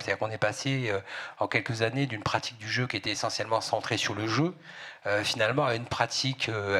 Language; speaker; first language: French; native; French